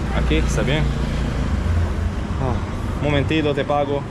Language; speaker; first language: Spanish; non-native, learner; Italian